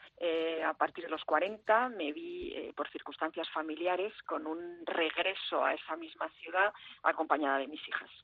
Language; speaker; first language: Spanish; early bilingual, heritage; French